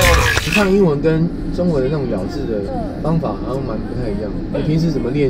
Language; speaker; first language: Chinese; native; Chinese